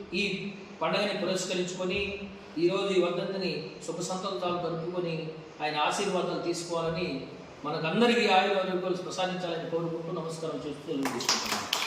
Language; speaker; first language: Telugu; non-native, local second language; Lambadi